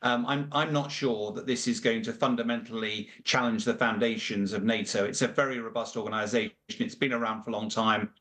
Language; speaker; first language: English; native; English